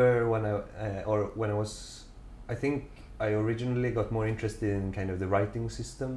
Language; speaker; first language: English; non-native, fluent; Swedish